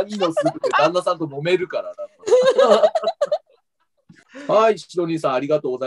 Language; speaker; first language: Japanese; native; Japanese